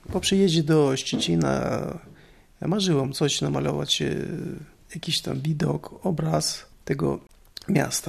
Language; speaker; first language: Polish; non-native, learner; Russian